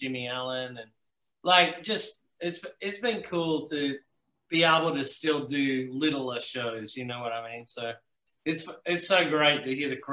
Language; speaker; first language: English; native; English